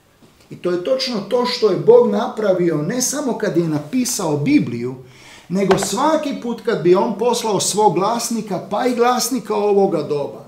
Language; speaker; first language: Croatian; native; Croatian